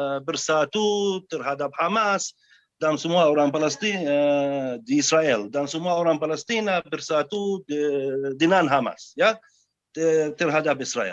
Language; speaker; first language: Indonesian; non-native, fluent; Arabic